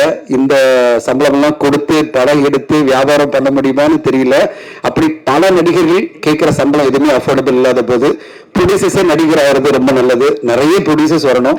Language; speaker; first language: Tamil; native; Tamil